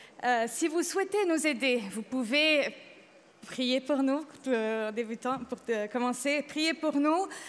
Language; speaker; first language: French; native; French